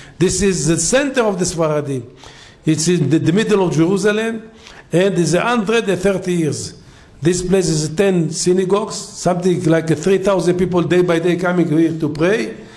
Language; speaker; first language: English; non-native, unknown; Hebrew